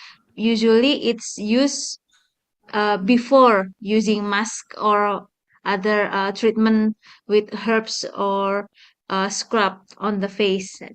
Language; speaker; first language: English; non-native, fluent; Indonesian